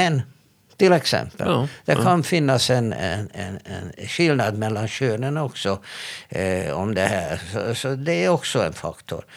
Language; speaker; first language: Swedish; non-native, fluent; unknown